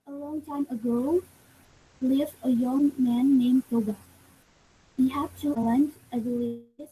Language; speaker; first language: English; non-native, learner; Indonesian